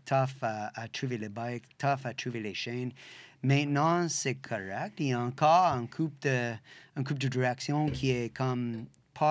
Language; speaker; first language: French; non-native, fluent; English